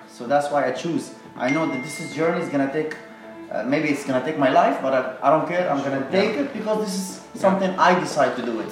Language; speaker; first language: English; non-native, fluent; Arabic